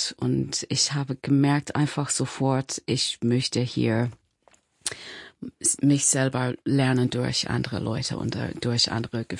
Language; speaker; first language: German; non-native, learner; English